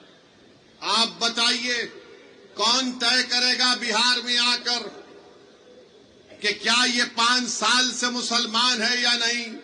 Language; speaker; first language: Urdu; native; Urdu